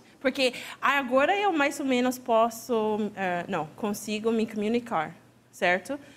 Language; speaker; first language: Portuguese; non-native, fluent; English